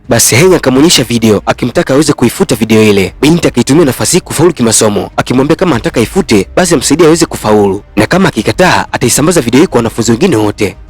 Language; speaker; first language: Swahili; native; Swahili